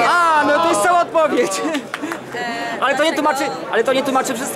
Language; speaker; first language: Polish; native; Polish